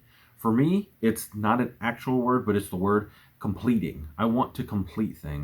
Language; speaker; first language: English; native; English